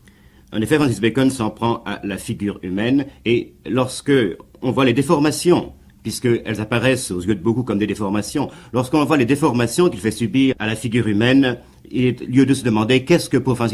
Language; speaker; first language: French; native; French